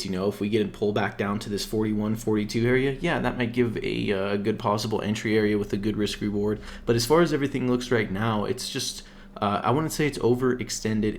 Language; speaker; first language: English; native; English